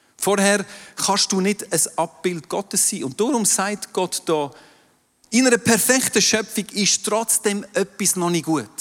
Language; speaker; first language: German; non-native, local second language; French